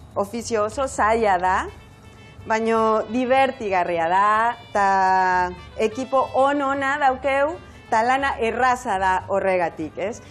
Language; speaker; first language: Basque; non-native, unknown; Spanish